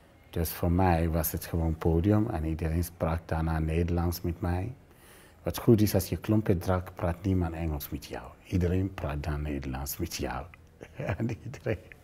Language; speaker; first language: Dutch; non-native, fluent; English